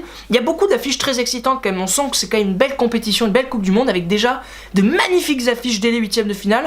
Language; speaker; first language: French; native; French